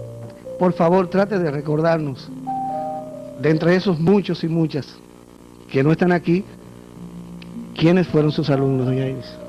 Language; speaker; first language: Spanish; native; Spanish